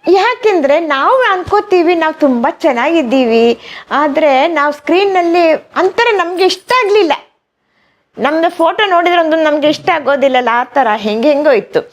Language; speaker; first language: Kannada; non-native, local second language; Malayalam